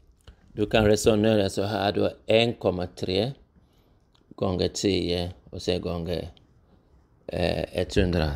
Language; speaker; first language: Swedish; non-native, fluent; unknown